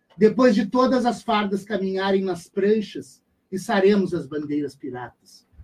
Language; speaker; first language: Portuguese; native; Portuguese